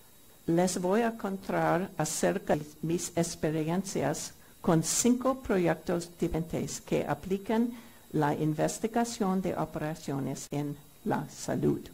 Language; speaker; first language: Spanish; non-native, fluent; English